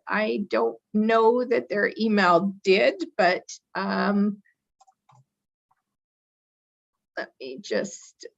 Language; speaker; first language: English; native; English